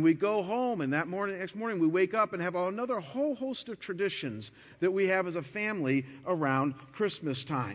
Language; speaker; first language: English; native; English